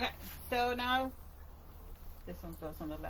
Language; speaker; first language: English; native; English